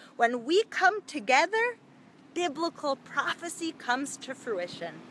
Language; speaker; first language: English; native; English